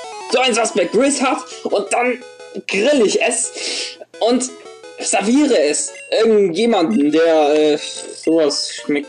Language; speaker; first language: German; native; German